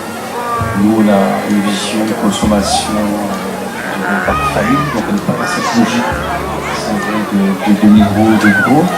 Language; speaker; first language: French; native; French